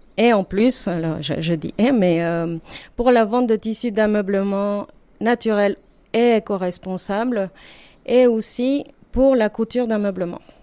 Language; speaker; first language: French; non-native, fluent; Spanish